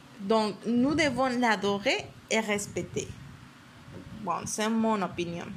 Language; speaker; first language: French; non-native, learner; Spanish